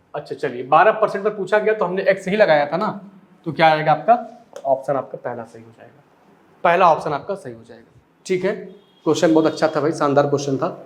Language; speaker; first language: Hindi; native; Hindi